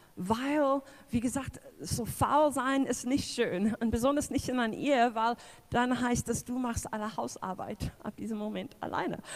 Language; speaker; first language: German; non-native, fluent; English